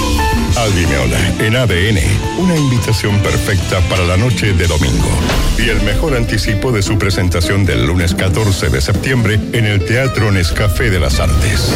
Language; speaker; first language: Spanish; native; Spanish